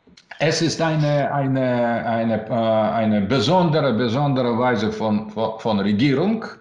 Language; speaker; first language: German; non-native, learner; Russian